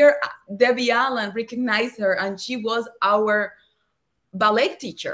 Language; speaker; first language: English; non-native, fluent; Spanish